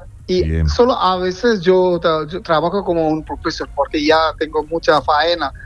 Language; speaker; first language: Spanish; non-native, fluent; Bangla